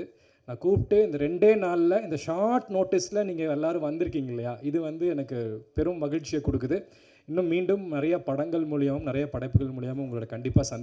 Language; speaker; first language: Tamil; native; Tamil